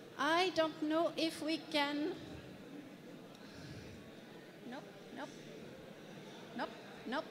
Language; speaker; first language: English; non-native, fluent; French